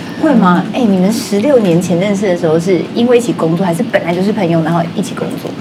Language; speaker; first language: Chinese; native; Chinese